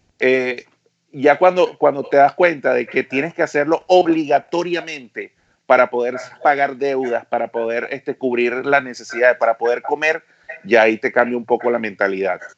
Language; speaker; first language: Spanish; native; Spanish